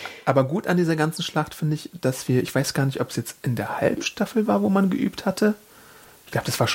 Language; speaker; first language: German; native; German